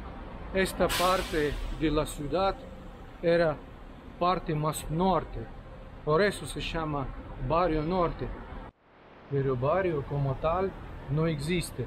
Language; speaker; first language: Spanish; non-native, fluent; Russian